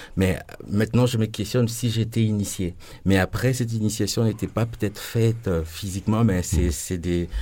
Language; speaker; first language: French; non-native, local second language; Lingala